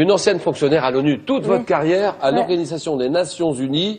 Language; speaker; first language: French; native; French